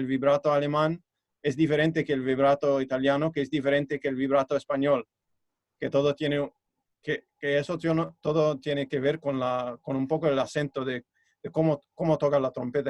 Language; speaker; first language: Spanish; non-native, fluent; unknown